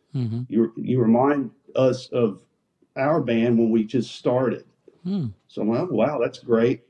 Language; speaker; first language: English; native; English